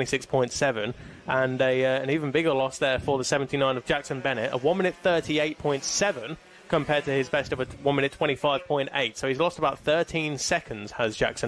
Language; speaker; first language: English; native; English